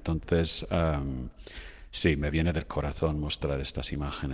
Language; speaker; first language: Spanish; non-native, fluent; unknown